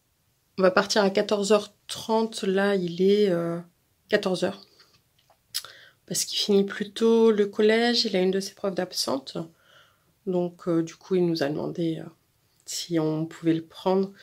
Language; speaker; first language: French; native; French